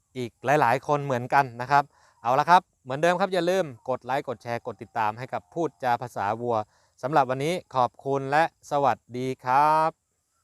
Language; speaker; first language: Thai; native; Thai